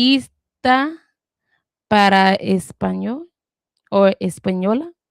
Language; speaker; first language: Spanish; non-native, learner; English